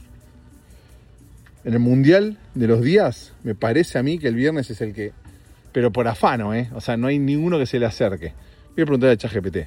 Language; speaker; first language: Spanish; native; Spanish